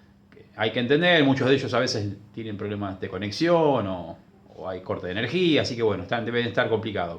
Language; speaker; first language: Spanish; native; Spanish